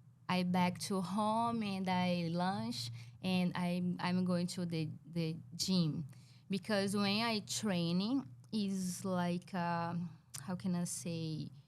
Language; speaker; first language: English; non-native, learner; Portuguese